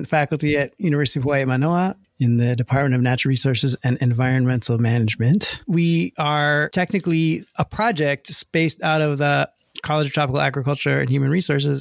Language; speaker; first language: English; native; English